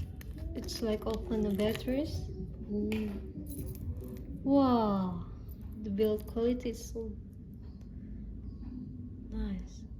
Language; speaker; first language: English; non-native, learner; Indonesian